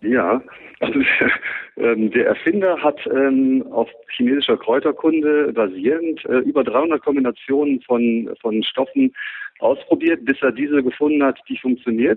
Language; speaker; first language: German; native; German